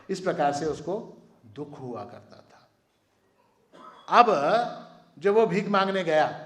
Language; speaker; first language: Hindi; non-native, local second language; Marathi